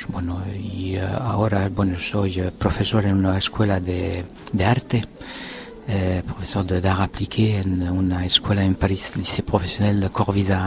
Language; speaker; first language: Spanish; non-native, fluent; French